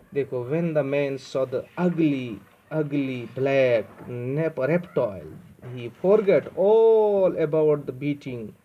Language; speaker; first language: English; non-native, local second language; Urdu